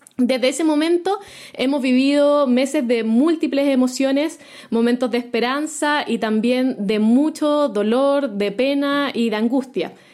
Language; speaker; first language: Spanish; native; Spanish